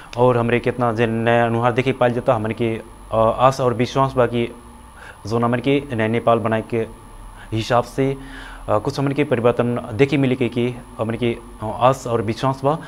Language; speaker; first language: Bhojpuri; non-native, local second language; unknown